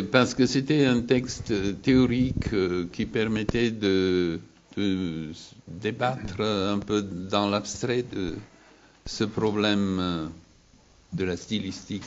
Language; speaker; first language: French; non-native, fluent; Bulgarian